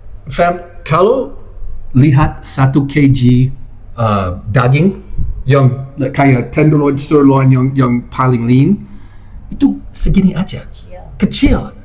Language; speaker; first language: Indonesian; non-native, fluent; English